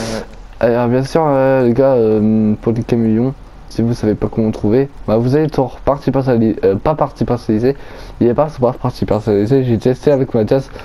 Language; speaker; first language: French; native; French